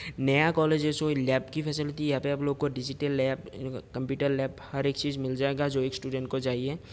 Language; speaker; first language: Hindi; non-native, local second language; Assamese